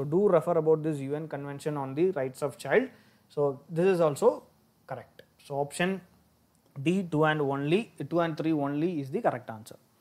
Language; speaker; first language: English; non-native, local second language; Tamil